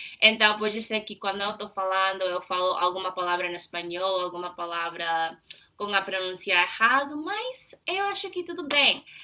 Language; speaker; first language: Portuguese; non-native, fluent; English